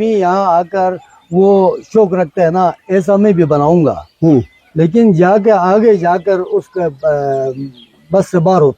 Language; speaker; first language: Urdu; non-native, local second language; Shina